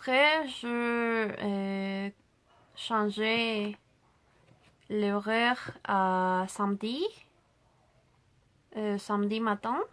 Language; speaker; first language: French; non-native, learner; Spanish